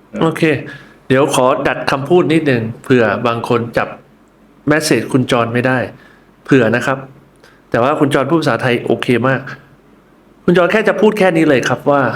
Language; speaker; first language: Thai; native; Thai